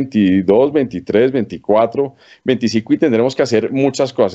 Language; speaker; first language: Spanish; native; Spanish